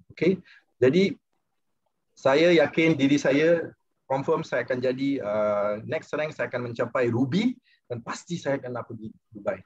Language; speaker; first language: Malay; non-native, local second language; Tamil